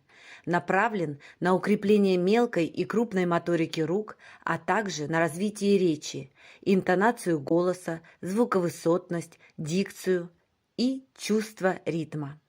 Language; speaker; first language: Russian; native; Russian